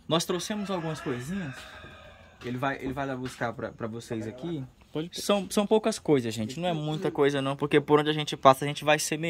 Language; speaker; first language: Portuguese; native; Portuguese